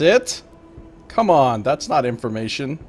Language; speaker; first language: English; native; English